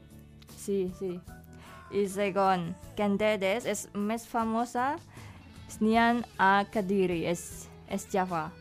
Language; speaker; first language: Catalan; non-native, learner; Indonesian